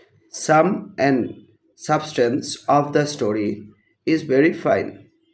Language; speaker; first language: English; non-native, local second language; Bangla